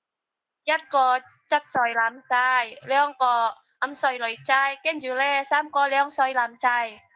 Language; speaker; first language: Cantonese; non-native, learner; Indonesian